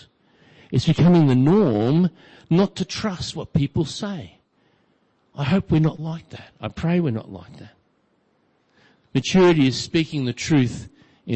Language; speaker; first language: English; native; English